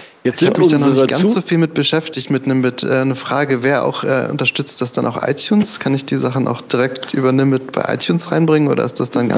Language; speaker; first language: German; native; German